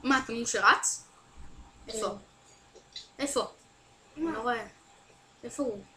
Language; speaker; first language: Hebrew; native; Hebrew